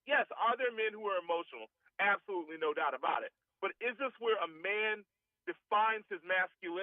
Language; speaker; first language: English; native; English